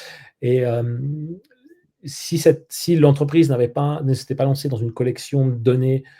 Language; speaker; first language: French; native; French